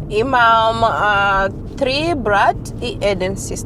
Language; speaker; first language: Macedonian; non-native, learner; English